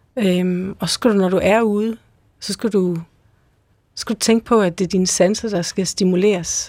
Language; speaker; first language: Danish; native; Danish